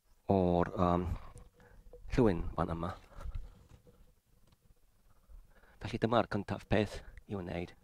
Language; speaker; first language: Welsh; non-native, learner; English